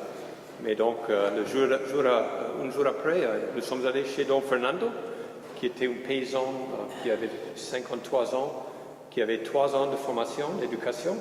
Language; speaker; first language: French; non-native, fluent; English